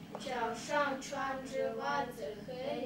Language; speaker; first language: Chinese; non-native, learner; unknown